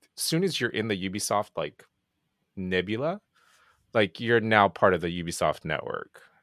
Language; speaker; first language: English; non-native, fluent; Japanese